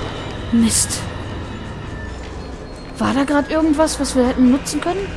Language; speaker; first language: German; native; German